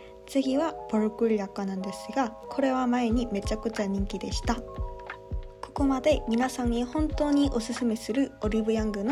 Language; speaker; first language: Japanese; non-native, fluent; Korean